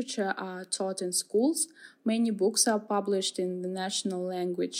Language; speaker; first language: English; non-native, fluent; Kazakh